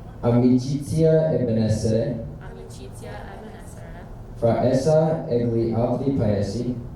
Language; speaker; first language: Italian; non-native, learner; English